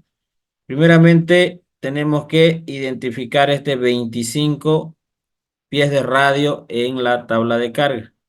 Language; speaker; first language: Spanish; native; Spanish